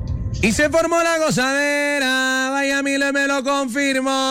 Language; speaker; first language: Spanish; native; Spanish